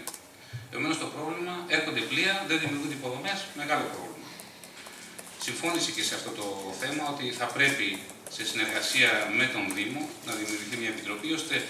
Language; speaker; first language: Greek; native; Greek